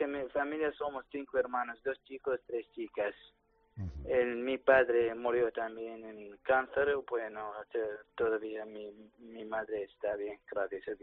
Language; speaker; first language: Spanish; non-native, learner; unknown